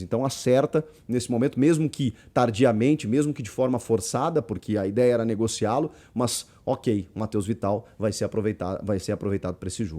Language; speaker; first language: Portuguese; native; Portuguese